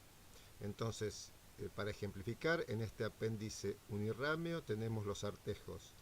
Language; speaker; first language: Spanish; native; Spanish